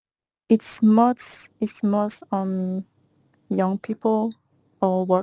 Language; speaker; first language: English; non-native, fluent; Thai